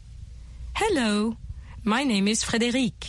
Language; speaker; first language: English; non-native, fluent; French